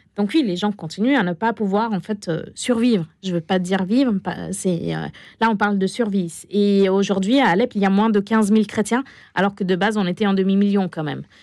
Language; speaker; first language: French; non-native, fluent; Arabic